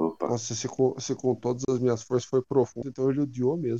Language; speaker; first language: Portuguese; native; Portuguese